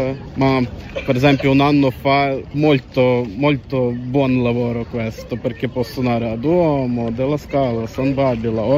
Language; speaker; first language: Italian; non-native, learner; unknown